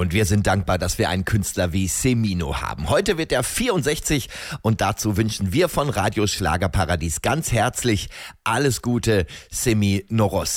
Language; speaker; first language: German; native; German